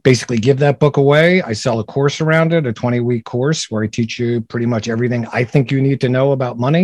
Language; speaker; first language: English; native; English